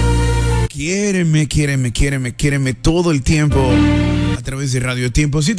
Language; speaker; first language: Spanish; native; Spanish